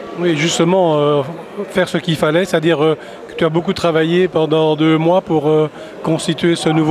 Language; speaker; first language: French; native; French